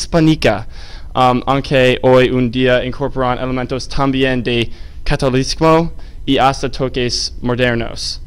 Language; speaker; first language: Spanish; non-native, learner; English